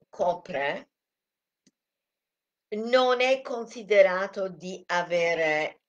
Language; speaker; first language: Italian; non-native, fluent; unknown